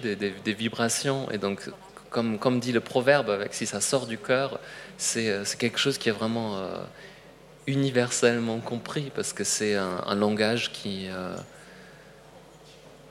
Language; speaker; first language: French; non-native, fluent; Polish